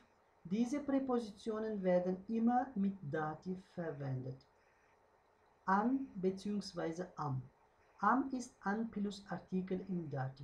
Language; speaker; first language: German; non-native, fluent; Uzbek